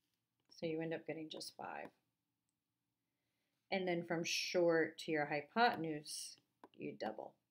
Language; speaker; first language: English; native; English